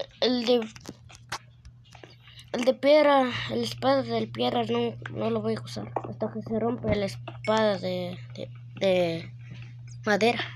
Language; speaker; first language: Spanish; early bilingual, heritage; Spanish